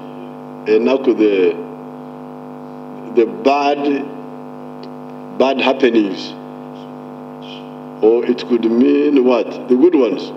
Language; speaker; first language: English; non-native, local second language; Nyankole